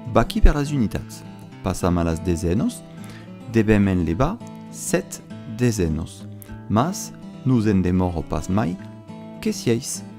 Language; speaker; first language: Occitan; non-native, local second language; French